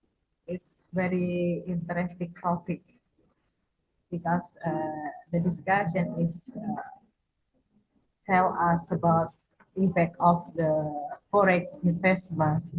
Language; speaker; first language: English; non-native, fluent; Indonesian